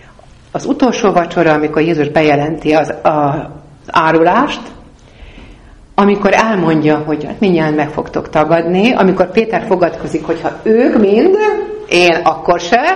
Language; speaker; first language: Hungarian; native; Hungarian